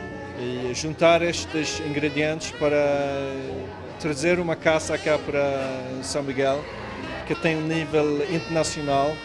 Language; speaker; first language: Portuguese; non-native, fluent; Swedish